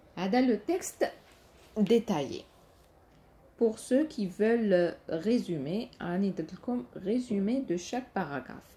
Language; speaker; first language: French; non-native, local second language; Arabic